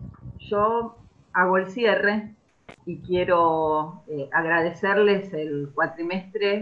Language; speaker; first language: Spanish; native; Spanish